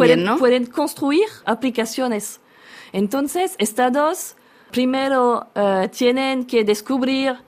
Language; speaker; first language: Spanish; non-native, learner; French